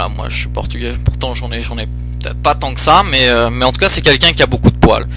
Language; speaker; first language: French; early bilingual, other home language; Portuguese